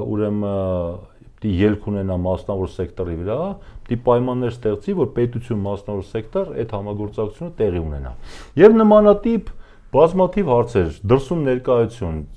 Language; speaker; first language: Armenian; native; Armenian